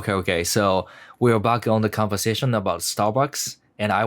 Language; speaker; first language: English; non-native, learner; Japanese